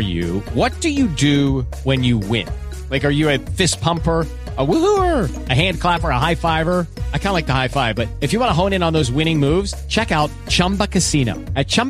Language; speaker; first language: English; native; English